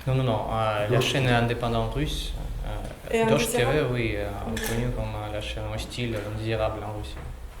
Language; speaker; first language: French; non-native, learner; Russian